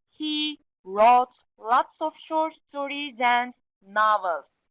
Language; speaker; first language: English; non-native, fluent; Turkish